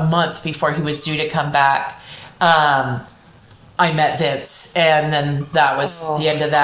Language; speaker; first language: English; native; English